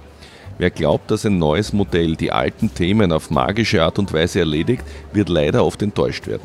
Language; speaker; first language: German; native; German